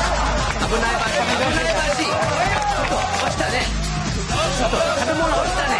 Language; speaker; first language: Japanese; non-native, learner; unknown